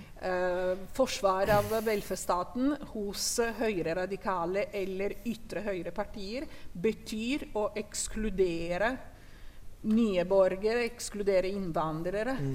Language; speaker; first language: Norwegian; non-native, fluent; Italian